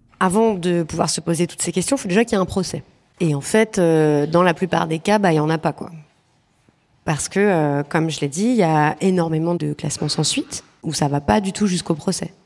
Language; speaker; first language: French; native; French